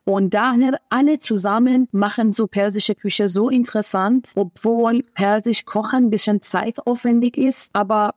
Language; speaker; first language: German; non-native, fluent; Persian